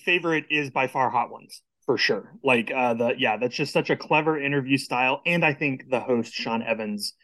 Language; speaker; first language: English; native; English